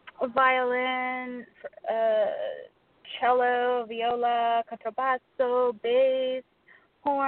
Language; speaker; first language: English; native; English